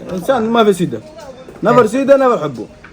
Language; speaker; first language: Arabic; non-native, learner; Urdu